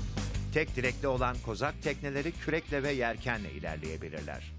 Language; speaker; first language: Turkish; native; Turkish